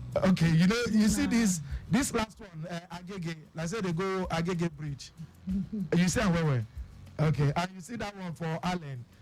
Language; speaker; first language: Nigerian Pidgin; non-native, local second language; Yoruba